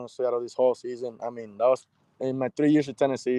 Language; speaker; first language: English; non-native, fluent; Spanish